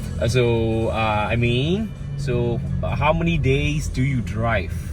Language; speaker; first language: English; non-native, learner; Burmese